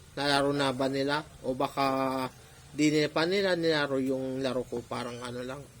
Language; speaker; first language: Filipino; non-native, local second language; Pangasinan